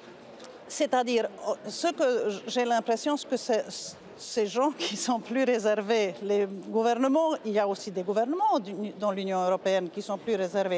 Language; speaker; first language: French; non-native, fluent; Polish